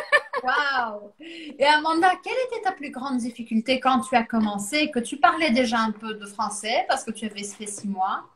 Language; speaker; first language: French; non-native, fluent; Portuguese